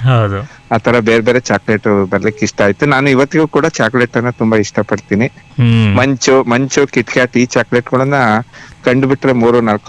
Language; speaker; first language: Kannada; native; Kannada